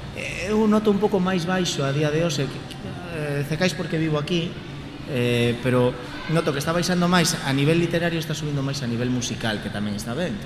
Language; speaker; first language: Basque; non-native, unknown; Galician